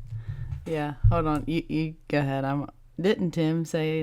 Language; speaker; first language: English; native; English